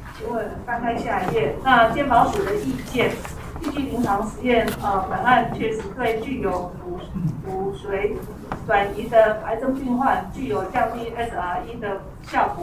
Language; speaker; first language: Chinese; native; Chinese